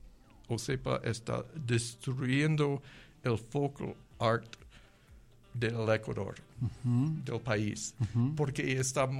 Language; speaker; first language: Spanish; non-native, learner; English